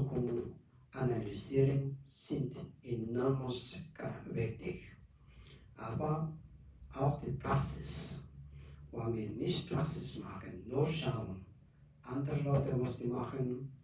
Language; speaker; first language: German; non-native, learner; Tibetan